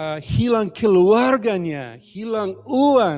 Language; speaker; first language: Indonesian; non-native, learner; English